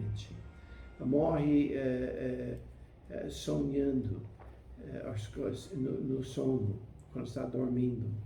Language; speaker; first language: Portuguese; non-native, fluent; English